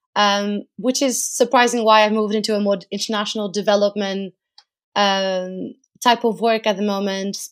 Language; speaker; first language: English; non-native, fluent; Portuguese